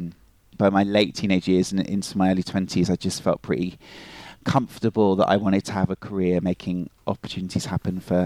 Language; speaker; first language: English; native; English